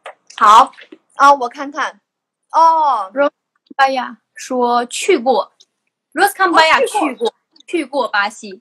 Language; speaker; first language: Chinese; non-native, learner; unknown